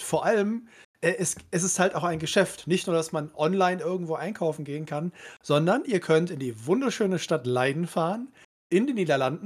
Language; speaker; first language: German; native; German